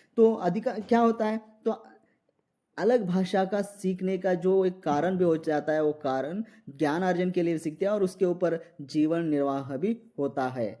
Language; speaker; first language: Hindi; non-native, local second language; Marathi